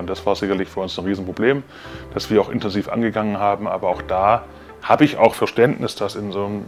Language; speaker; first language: German; native; German